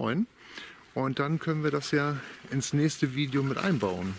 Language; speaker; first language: German; native; German